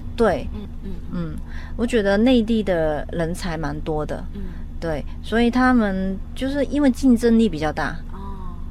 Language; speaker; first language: Chinese; non-native, local second language; Cantonese